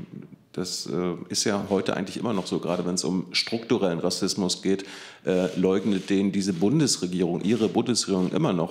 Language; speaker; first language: German; native; German